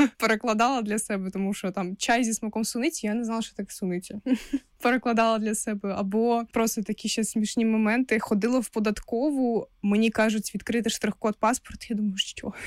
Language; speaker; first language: Ukrainian; non-native, local second language; Russian